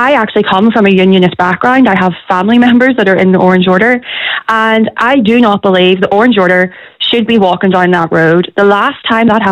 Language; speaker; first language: English; native; English